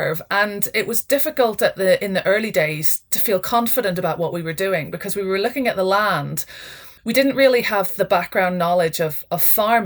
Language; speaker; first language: English; native; English